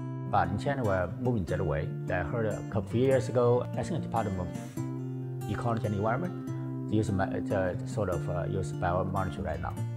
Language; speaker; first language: English; non-native, fluent; Chinese